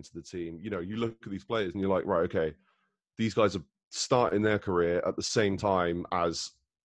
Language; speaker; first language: English; native; English